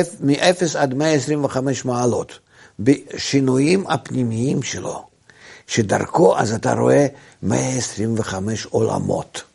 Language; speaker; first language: Hebrew; non-native, fluent; Russian